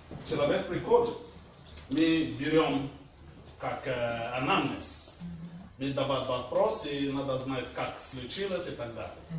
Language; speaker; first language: Russian; non-native, learner; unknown